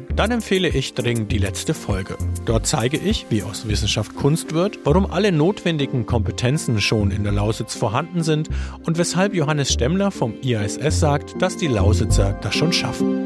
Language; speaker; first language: German; native; German